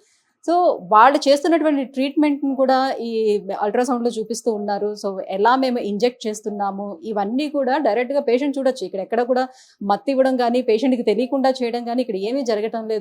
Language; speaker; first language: Telugu; native; Telugu